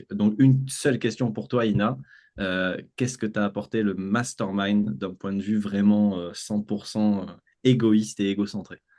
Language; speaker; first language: French; native; French